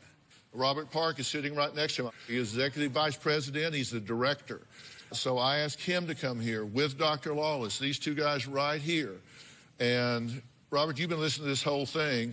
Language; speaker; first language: English; native; English